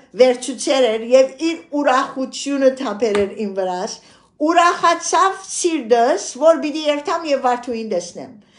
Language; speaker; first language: Armenian; early bilingual, heritage; Armenian